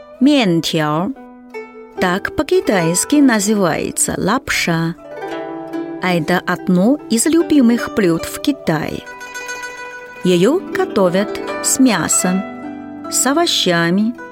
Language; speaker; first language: Russian; non-native, fluent; Chinese